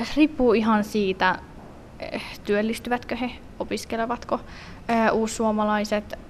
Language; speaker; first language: Finnish; early bilingual, other home language; Somali